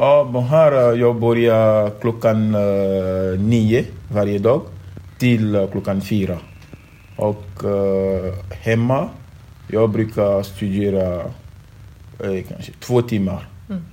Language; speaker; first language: Swedish; non-native, learner; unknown